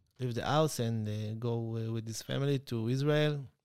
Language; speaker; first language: English; non-native, learner; Hebrew